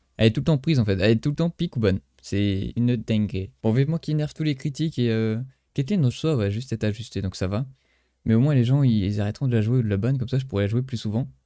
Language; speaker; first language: French; native; French